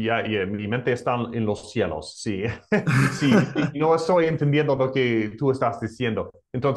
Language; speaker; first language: Spanish; non-native, learner; English